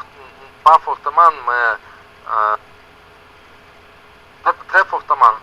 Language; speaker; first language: French; non-native, learner; Russian